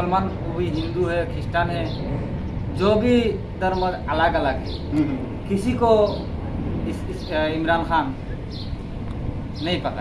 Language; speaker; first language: Hindi; non-native, learner; Bangla